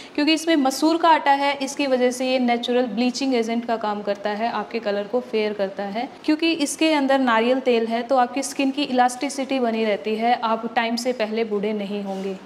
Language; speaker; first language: Hindi; native; Hindi